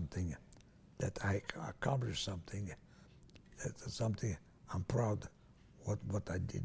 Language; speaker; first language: English; non-native, fluent; Romanian